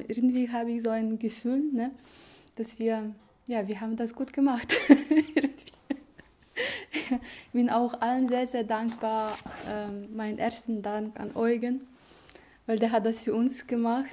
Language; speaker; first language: German; non-native, fluent; Russian